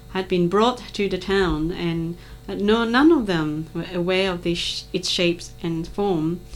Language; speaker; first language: English; non-native, local second language; Cantonese